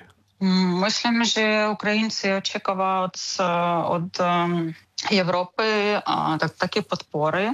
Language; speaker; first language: Czech; non-native, learner; Ukrainian